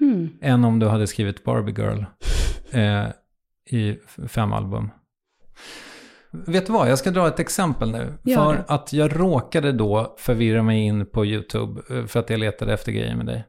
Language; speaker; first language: Swedish; native; Swedish